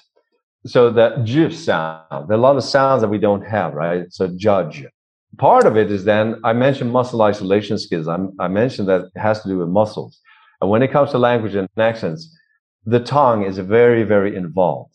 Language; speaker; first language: English; non-native, fluent; Swedish